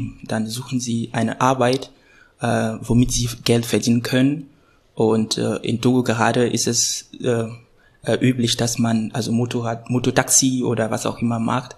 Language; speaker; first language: German; non-native, fluent; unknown